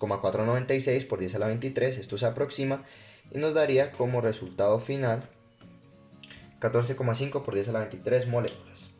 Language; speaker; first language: Spanish; native; Spanish